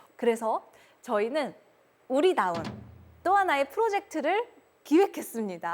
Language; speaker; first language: Korean; native; Korean